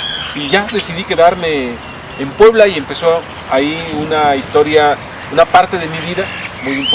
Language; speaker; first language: Spanish; native; Spanish